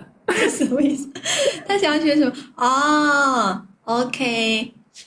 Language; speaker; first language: Chinese; non-native, learner; Thai